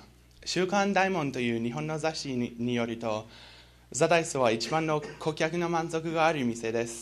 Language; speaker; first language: Japanese; non-native, learner; English